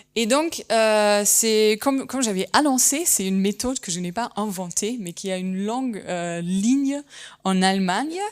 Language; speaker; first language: French; non-native, fluent; German